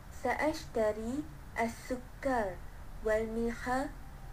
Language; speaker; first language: Arabic; non-native, learner; Malay